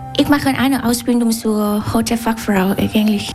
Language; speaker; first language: German; non-native, learner; Vietnamese